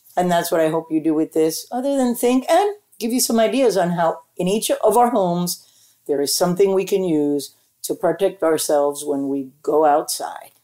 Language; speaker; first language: English; early bilingual, other home language; Spanish